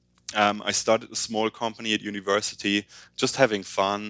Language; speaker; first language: English; non-native, fluent; German